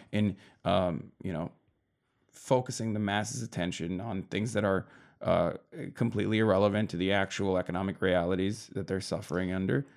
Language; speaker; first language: English; native; English